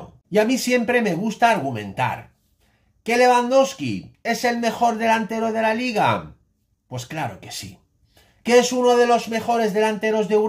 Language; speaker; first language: Spanish; native; Spanish